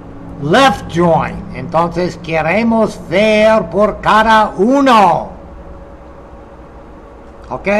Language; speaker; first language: Spanish; non-native, fluent; English